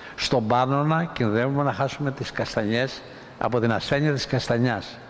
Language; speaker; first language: Greek; native; Greek